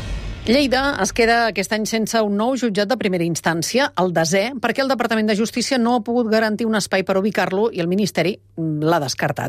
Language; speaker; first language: Catalan; native; Catalan